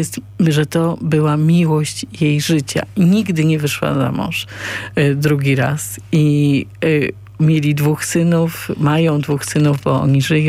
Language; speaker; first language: Polish; native; Polish